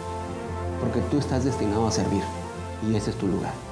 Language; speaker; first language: Spanish; native; Spanish